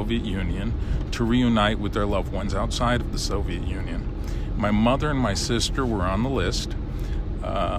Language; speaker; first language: English; early bilingual, other home language; Lithuanian